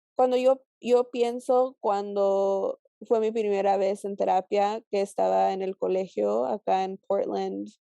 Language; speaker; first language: Spanish; early bilingual, heritage; Spanish